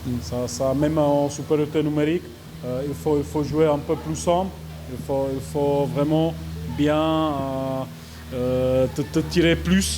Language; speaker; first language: French; non-native, fluent; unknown